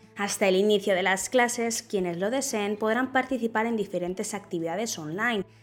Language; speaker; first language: Spanish; native; Spanish